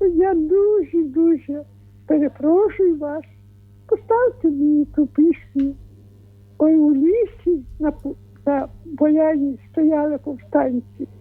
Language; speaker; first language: Ukrainian; native; Ukrainian